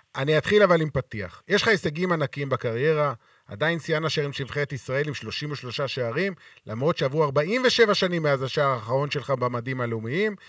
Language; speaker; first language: Hebrew; native; Hebrew